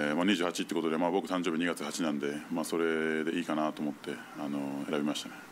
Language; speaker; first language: Japanese; native; Japanese